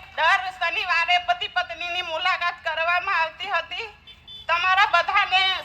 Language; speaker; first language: Gujarati; non-native, local second language; Vasavi